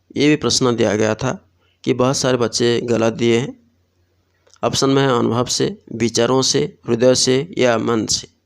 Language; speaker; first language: Hindi; non-native, local second language; Odia